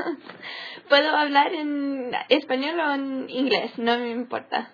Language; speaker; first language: Spanish; early bilingual, heritage; English